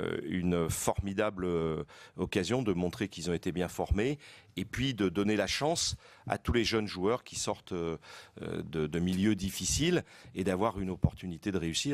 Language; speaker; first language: French; native; French